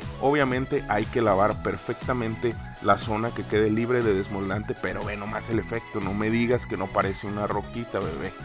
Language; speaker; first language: Spanish; native; Spanish